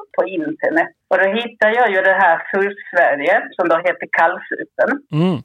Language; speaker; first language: Swedish; early bilingual, other home language; Spanish